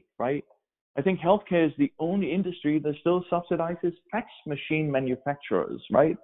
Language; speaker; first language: English; non-native, fluent; Danish